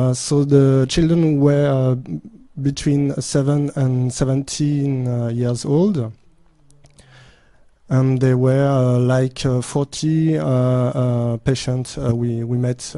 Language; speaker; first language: English; non-native, fluent; French